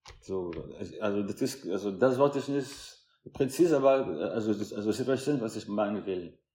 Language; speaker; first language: German; non-native, fluent; French